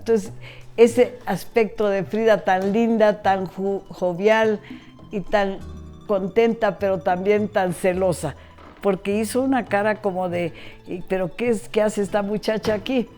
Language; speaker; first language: Spanish; native; Spanish